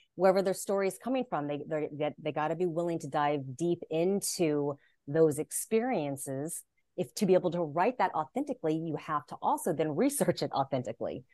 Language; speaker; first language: English; native; English